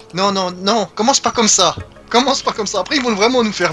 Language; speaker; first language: French; native; French